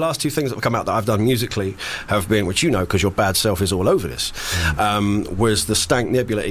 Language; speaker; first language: English; native; English